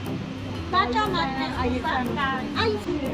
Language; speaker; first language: Spanish; native; Spanish